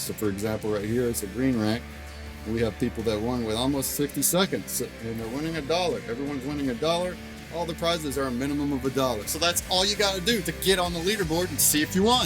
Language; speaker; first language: English; native; English